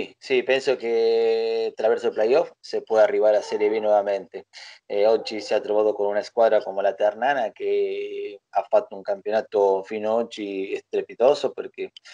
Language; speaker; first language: Italian; non-native, fluent; Spanish